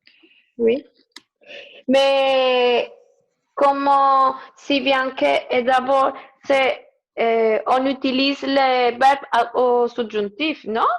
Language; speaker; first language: French; non-native, learner; Spanish